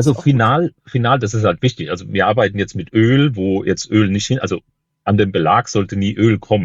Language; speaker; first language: German; native; German